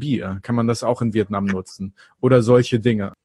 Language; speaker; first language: German; native; German